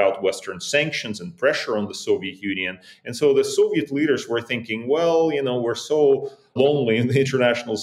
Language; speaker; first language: English; non-native, fluent; Russian